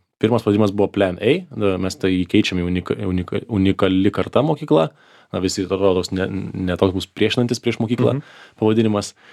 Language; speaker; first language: Lithuanian; native; Lithuanian